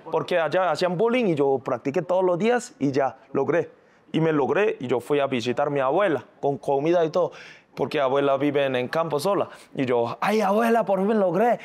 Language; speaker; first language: Spanish; non-native, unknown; Korean